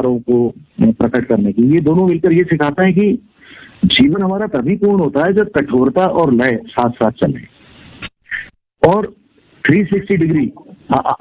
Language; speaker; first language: Hindi; native; Hindi